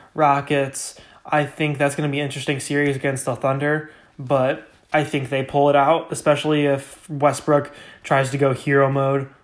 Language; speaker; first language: English; native; English